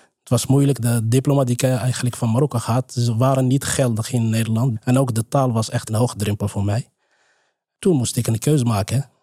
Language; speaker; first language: Dutch; non-native, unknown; Arabic